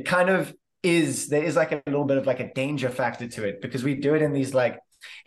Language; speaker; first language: English; native; English